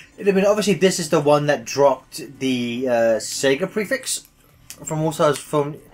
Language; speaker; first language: English; native; English